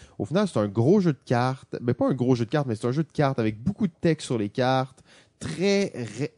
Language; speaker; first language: French; native; French